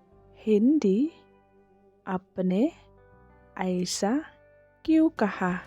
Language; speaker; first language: Hindi; non-native, learner; Khasi